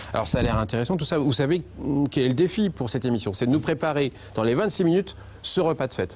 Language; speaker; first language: French; native; French